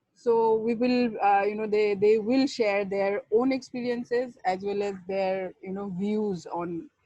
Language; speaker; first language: English; non-native, local second language; Assamese